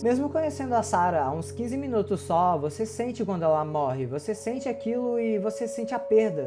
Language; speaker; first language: Portuguese; native; Portuguese